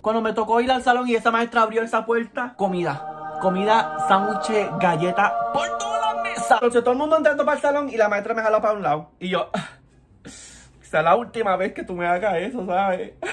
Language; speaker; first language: Spanish; early bilingual, heritage; Spanish